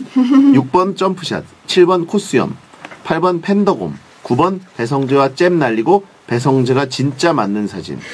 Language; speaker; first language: Korean; native; Korean